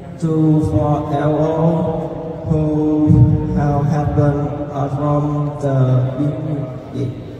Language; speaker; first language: English; non-native, learner; Vietnamese